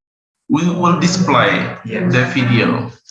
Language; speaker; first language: English; non-native, learner; Indonesian